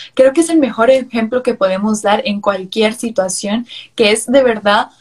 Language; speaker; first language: Spanish; early bilingual, heritage; Spanish